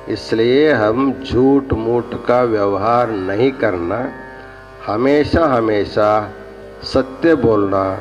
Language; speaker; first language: Hindi; non-native, local second language; Kannada